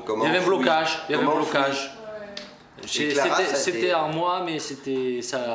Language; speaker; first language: French; early bilingual, other home language; Korean